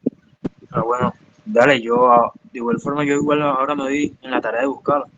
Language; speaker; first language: Spanish; native; Spanish